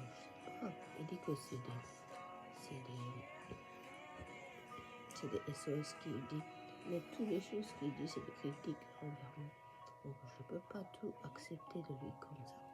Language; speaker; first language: French; non-native, fluent; Japanese